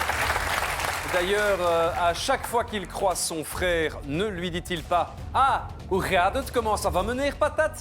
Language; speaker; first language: French; native; French